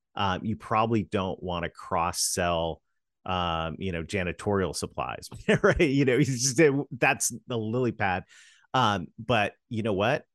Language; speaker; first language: English; native; English